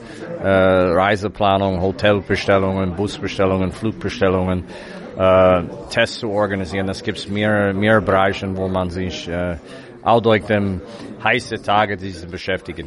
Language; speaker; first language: German; non-native, fluent; English